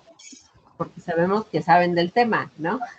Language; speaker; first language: Spanish; native; Spanish